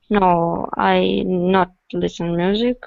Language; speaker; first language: English; non-native, learner; Russian